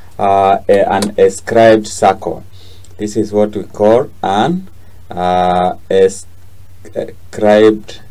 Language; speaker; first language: English; non-native, local second language; Swahili